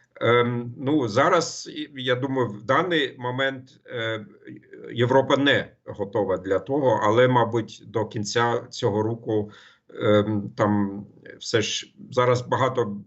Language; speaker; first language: Ukrainian; non-native, fluent; German